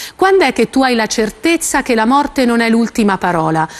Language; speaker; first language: Italian; native; Italian